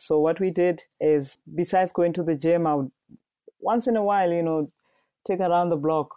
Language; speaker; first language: English; non-native, local second language; Tswana